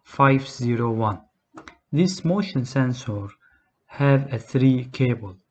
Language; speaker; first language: English; non-native, learner; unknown